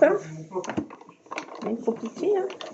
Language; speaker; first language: French; native; French